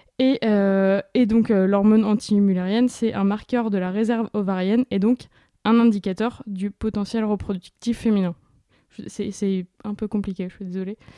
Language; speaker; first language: French; native; French